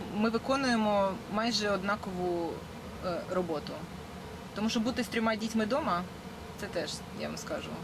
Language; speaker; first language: Ukrainian; native; Ukrainian